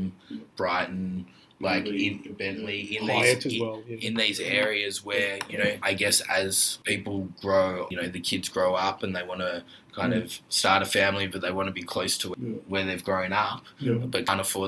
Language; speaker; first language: English; native; English